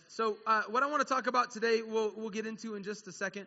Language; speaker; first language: English; native; English